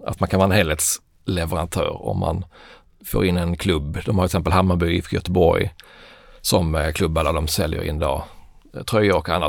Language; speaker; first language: Swedish; native; Swedish